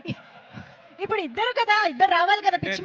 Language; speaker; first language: Telugu; native; Telugu